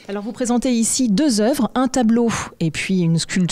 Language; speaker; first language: French; native; French